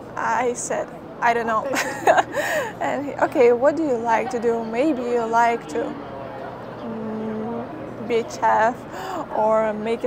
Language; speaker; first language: English; non-native, fluent; Ukrainian